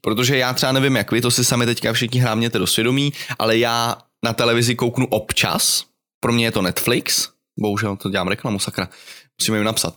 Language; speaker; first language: Czech; native; Czech